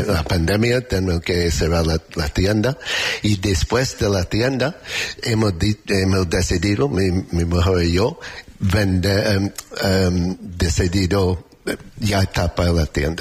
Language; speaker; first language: Spanish; non-native, learner; English